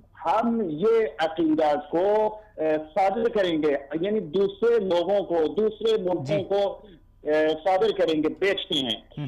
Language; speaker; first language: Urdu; non-native, learner; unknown